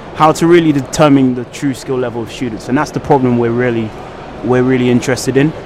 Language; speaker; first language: English; native; English